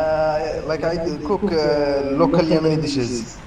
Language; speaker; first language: English; non-native, fluent; Arabic